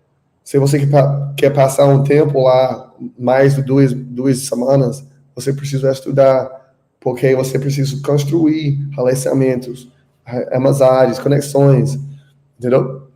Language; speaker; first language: Portuguese; non-native, learner; English